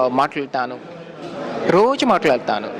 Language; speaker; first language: Telugu; non-native, learner; Japanese